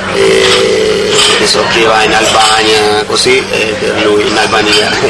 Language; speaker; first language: Italian; native; Italian